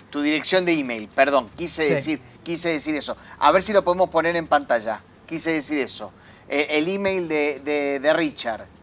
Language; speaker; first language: Spanish; native; Spanish